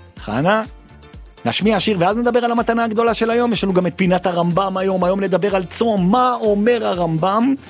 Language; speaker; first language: Hebrew; native; Hebrew